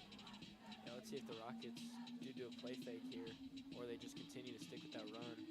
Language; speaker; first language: English; native; English